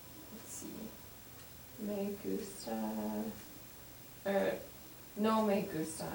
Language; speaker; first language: Spanish; non-native, learner; English